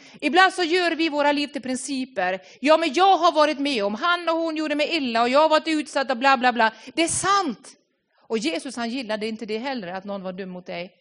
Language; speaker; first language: Swedish; non-native, fluent; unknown